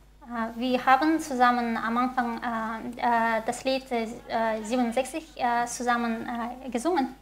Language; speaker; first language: German; non-native, fluent; Chinese